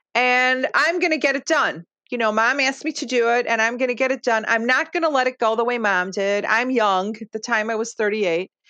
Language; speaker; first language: English; early bilingual, other home language; Lithuanian